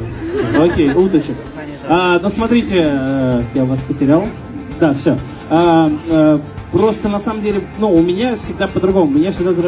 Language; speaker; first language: Russian; native; Russian